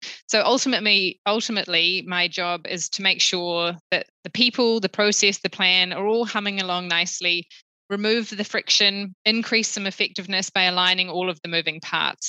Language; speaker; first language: English; native; English